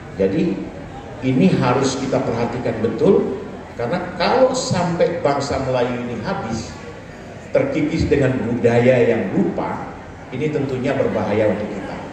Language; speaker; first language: Indonesian; non-native, local second language; Minangkabau